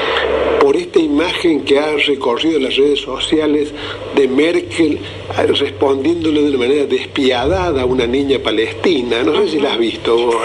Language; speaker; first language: Spanish; native; Spanish